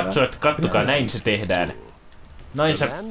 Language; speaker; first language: Finnish; native; Finnish